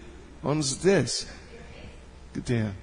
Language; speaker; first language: Russian; non-native, learner; English